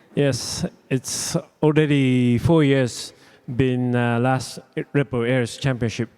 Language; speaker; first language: English; non-native, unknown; Japanese